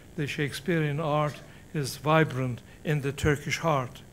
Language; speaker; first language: English; non-native, fluent; Turkish